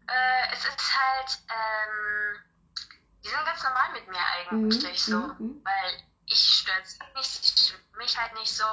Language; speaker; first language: German; early bilingual, other home language; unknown